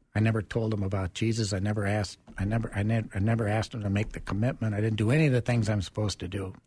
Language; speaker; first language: English; early bilingual, other home language; German